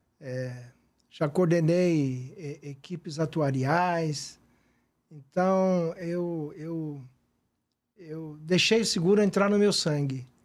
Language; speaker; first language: Portuguese; native; Portuguese